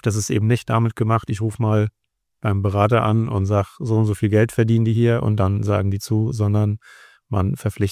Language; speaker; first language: German; native; German